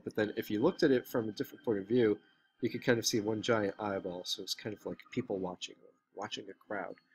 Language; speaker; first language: English; native; English